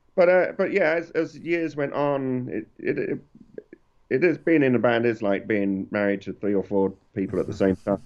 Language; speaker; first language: English; native; English